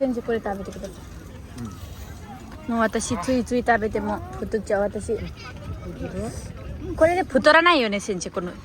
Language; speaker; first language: Japanese; non-native, local second language; Nepali